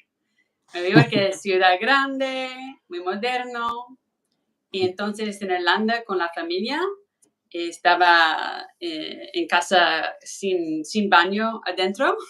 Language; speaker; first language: Spanish; non-native, fluent; English